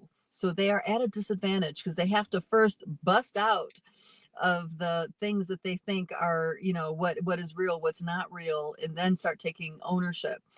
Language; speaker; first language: English; native; English